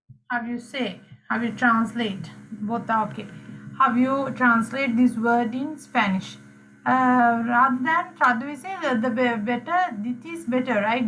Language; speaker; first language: English; non-native, local second language; Sinhala